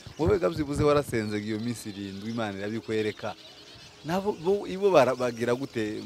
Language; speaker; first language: Kinyarwanda; early bilingual, heritage; Kinyarwanda